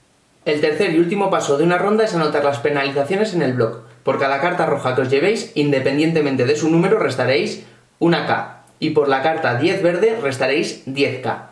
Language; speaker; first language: Spanish; native; Spanish